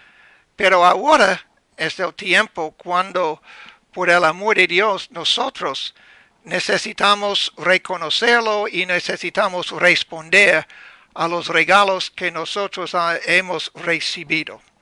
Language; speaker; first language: Spanish; non-native, learner; English